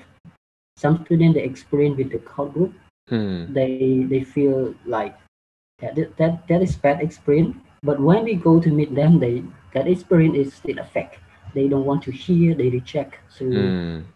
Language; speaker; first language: English; non-native, learner; Khmer